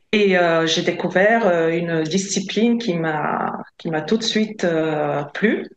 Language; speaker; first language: French; non-native, fluent; Latvian